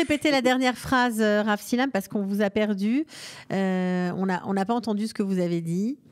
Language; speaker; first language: French; native; French